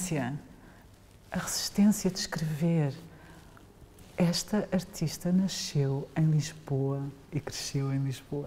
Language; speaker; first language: Portuguese; native; Portuguese